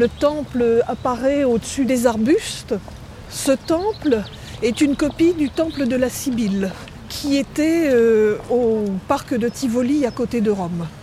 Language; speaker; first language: French; native; French